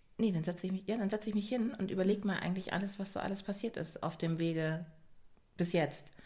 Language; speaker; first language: German; native; German